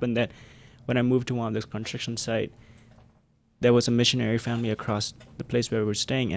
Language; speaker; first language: English; non-native, fluent; Khmer